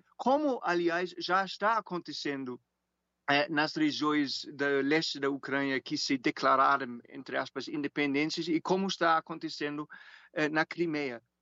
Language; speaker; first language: Portuguese; non-native, fluent; German